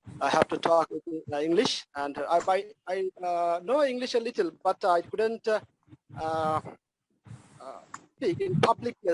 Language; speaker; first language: English; non-native, learner; Bangla